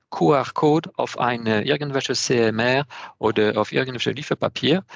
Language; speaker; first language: German; non-native, fluent; French